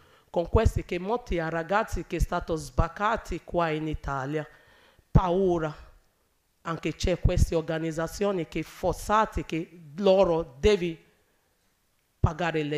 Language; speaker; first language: Italian; non-native, learner; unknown